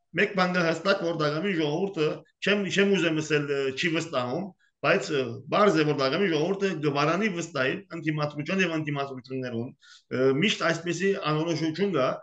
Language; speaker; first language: Armenian; early bilingual, heritage; Armenian